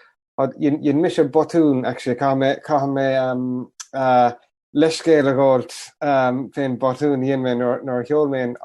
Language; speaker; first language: Irish; native; Irish